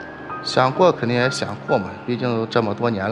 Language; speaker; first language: Chinese; native; Chinese